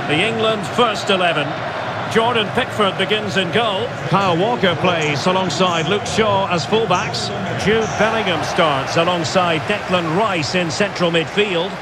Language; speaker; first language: English; native; English